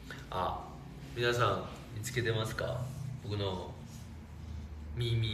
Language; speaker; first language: Japanese; non-native, fluent; Chinese